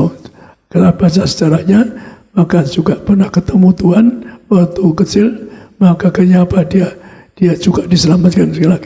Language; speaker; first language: Indonesian; native; Indonesian